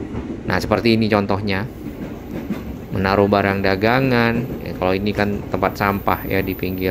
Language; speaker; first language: Indonesian; native; Indonesian